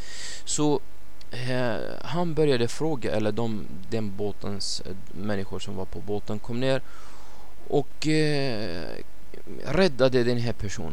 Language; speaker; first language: Swedish; non-native, fluent; Arabic